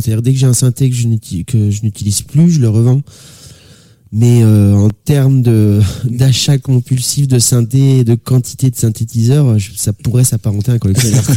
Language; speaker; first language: French; native; French